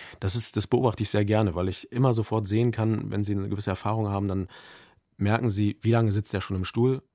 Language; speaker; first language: German; native; German